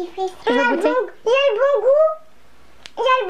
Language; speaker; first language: French; native; French